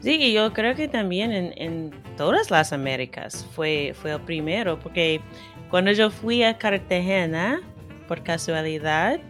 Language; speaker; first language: Spanish; non-native, fluent; English